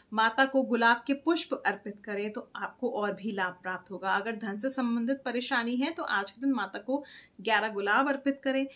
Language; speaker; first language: Hindi; native; Hindi